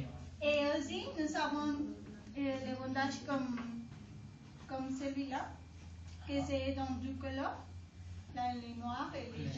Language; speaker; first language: French; non-native, learner; Spanish